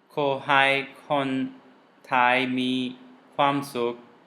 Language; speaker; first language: Thai; non-native, learner; Tamil